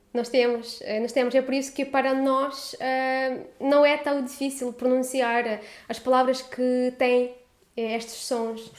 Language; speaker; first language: Portuguese; non-native, fluent; Ukrainian